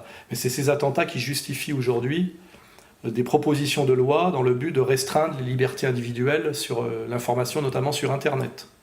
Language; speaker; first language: French; native; French